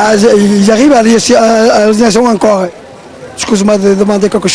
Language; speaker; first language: French; non-native, learner; Portuguese